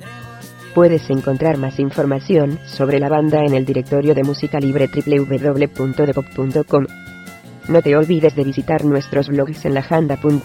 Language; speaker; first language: Spanish; native; Spanish